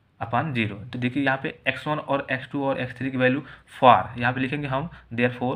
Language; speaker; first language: Hindi; native; Hindi